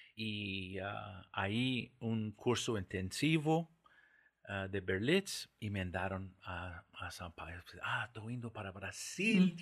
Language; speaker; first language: Spanish; non-native, fluent; English